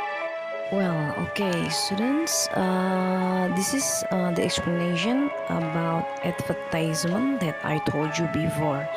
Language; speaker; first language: English; non-native, local second language; Indonesian